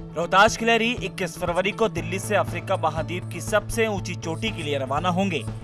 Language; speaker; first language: Hindi; native; Hindi